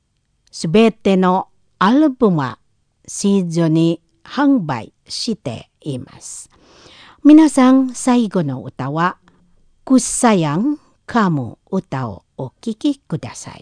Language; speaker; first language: Japanese; non-native, learner; Indonesian